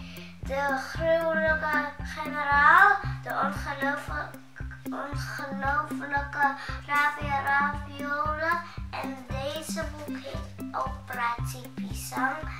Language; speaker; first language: Dutch; early bilingual, other home language; Indonesian